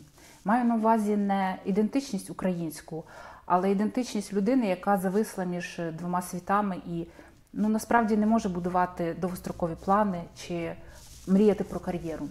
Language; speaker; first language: Ukrainian; native; Ukrainian